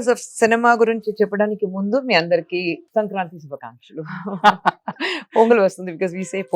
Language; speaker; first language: Telugu; non-native, fluent; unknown